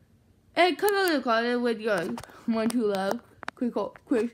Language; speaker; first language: English; native; English